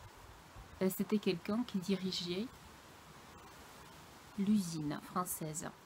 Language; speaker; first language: French; non-native, fluent; Russian